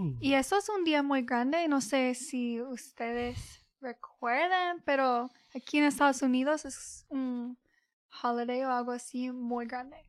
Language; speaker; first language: Spanish; early bilingual, heritage; English